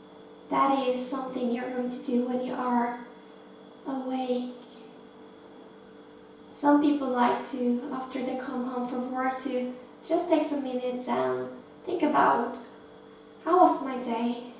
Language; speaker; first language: English; non-native, fluent; Norwegian